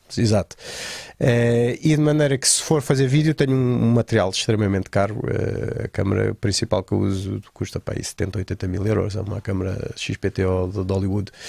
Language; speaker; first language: Portuguese; native; Portuguese